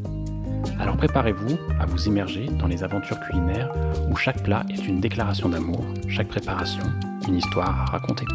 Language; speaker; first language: French; native; French